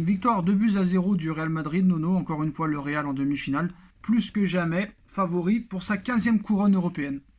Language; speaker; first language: French; native; French